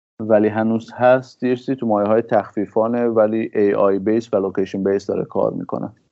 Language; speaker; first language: Persian; native; Persian